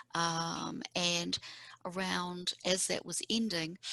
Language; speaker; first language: English; native; English